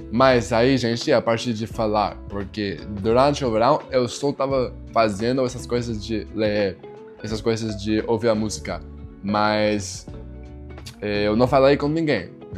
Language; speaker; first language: Portuguese; non-native, learner; English